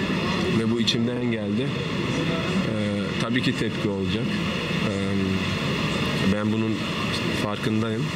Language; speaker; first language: Turkish; early bilingual, heritage; Turkish